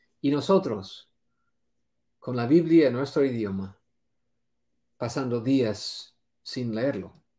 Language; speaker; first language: Spanish; non-native, fluent; English